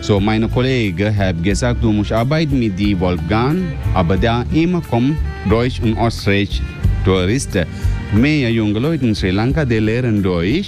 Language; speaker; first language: German; non-native, learner; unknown